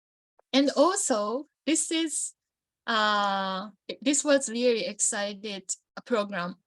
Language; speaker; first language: English; non-native, learner; Japanese